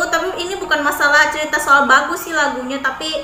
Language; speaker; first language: Indonesian; native; Indonesian